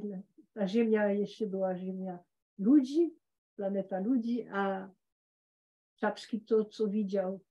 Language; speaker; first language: Polish; early bilingual, heritage; Polish